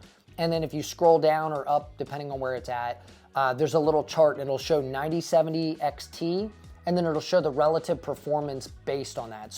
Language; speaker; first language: English; native; English